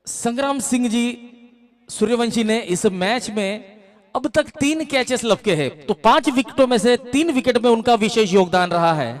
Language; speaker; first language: Hindi; non-native, local second language; Marathi